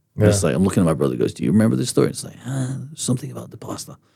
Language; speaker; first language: English; early bilingual, other home language; Danish